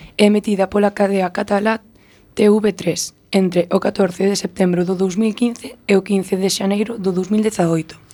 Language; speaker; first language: Galician; non-native, local second language; Spanish